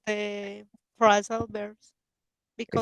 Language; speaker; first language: English; non-native, learner; Spanish